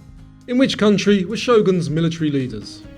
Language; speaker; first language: English; native; English